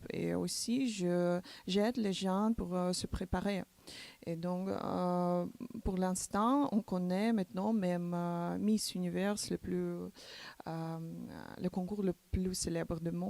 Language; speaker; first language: French; non-native, learner; Macedonian